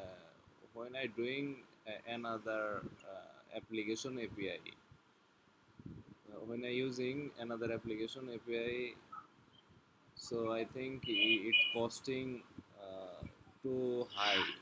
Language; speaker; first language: English; non-native, learner; Bangla